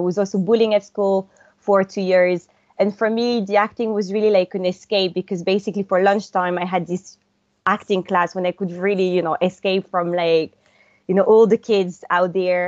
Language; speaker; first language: English; non-native, fluent; French